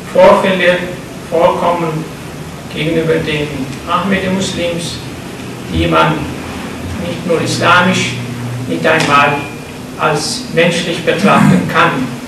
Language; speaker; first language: German; non-native, fluent; Turkish